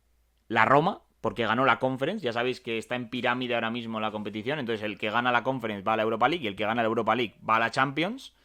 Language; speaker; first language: Spanish; native; Spanish